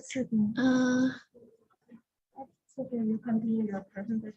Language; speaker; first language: English; non-native, learner; Indonesian